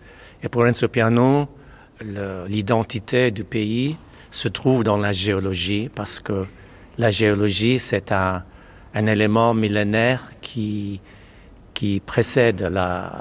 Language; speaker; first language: French; non-native, fluent; Maltese